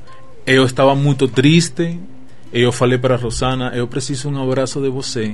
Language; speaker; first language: Portuguese; non-native, learner; Spanish